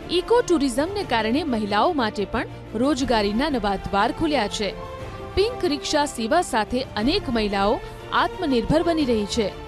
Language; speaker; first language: Gujarati; native; Gujarati